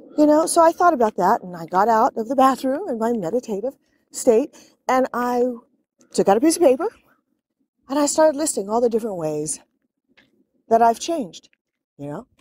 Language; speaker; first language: English; native; English